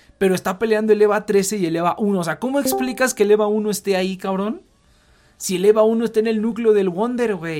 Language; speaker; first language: Spanish; native; Spanish